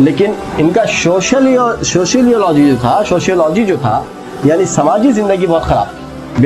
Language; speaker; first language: Urdu; native; Urdu